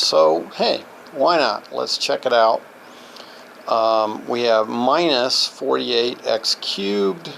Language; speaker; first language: English; native; English